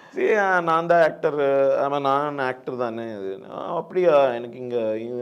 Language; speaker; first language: Tamil; non-native, learner; Telugu